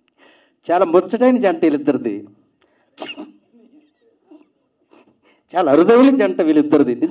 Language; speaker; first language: Telugu; native; Telugu